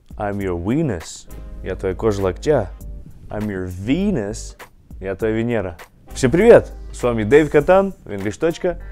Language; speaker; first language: Russian; early bilingual, heritage; Russian